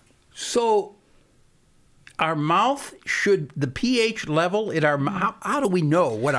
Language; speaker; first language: English; native; English